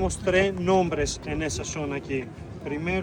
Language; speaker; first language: Spanish; non-native, fluent; Greek